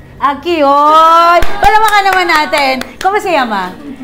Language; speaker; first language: Spanish; non-native, fluent; Filipino